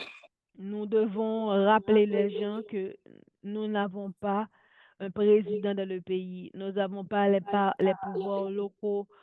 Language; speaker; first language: French; non-native, local second language; Haitian Creole